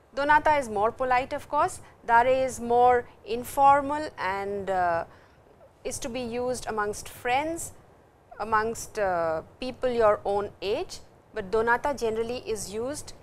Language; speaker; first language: English; non-native, local second language; Hindi